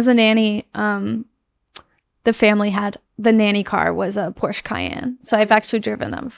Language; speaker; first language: English; native; English